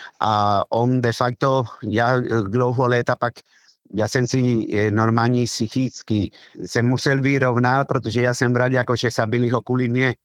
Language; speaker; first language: Czech; non-native, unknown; Spanish